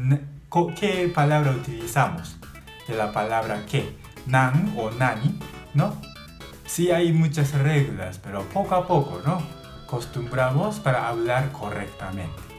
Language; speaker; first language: Spanish; non-native, learner; Japanese